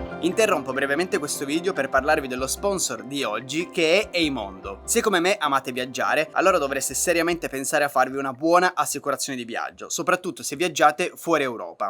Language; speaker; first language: Italian; native; Italian